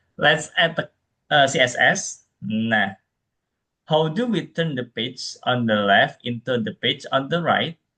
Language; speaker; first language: English; non-native, fluent; Indonesian